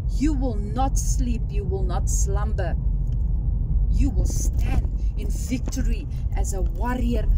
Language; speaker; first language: English; non-native, local second language; Afrikaans